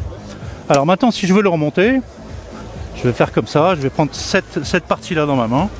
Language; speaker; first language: French; native; French